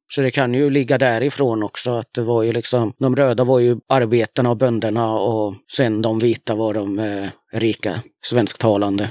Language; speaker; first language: Swedish; native; Swedish